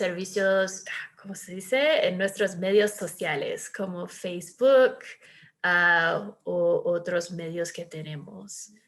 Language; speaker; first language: Spanish; early bilingual, heritage; Spanish